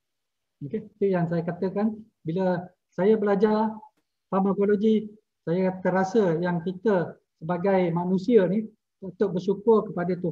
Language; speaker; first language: Malay; native; Malay